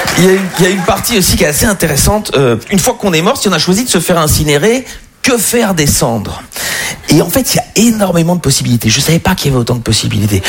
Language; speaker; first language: French; native; French